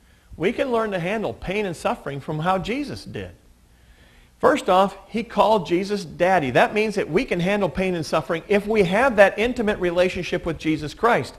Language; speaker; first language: English; native; English